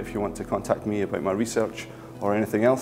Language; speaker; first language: English; native; English